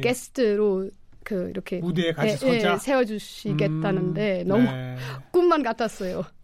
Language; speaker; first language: Korean; non-native, fluent; German